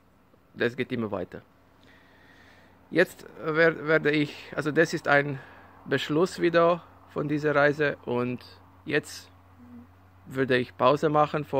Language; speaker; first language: German; non-native, learner; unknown